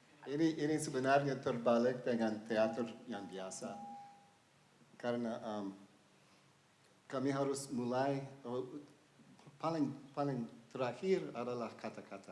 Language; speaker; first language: Indonesian; non-native, fluent; English